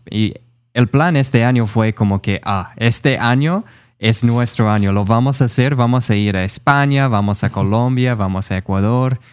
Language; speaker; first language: Spanish; non-native, fluent; English